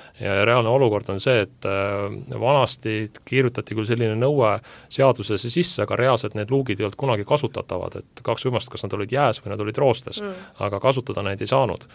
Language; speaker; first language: Estonian; native; Estonian